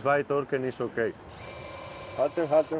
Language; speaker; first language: German; non-native, fluent; Spanish